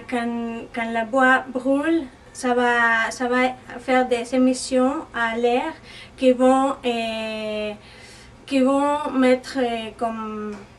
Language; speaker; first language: French; non-native, fluent; Spanish